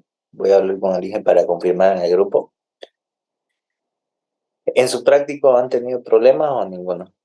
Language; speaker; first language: Spanish; native; Spanish